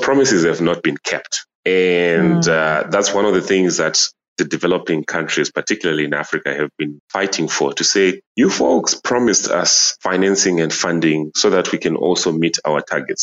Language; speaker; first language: English; non-native, local second language; Nyanja